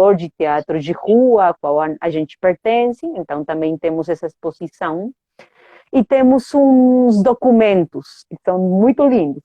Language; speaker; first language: Portuguese; non-native, fluent; Spanish